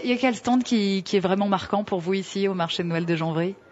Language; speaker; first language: French; native; French